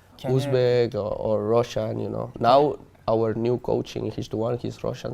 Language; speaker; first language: English; non-native, learner; Spanish